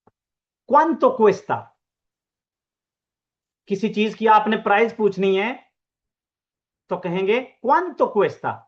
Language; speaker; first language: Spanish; non-native, fluent; Urdu